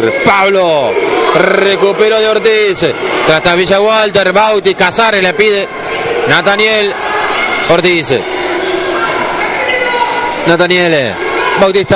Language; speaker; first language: Spanish; native; Spanish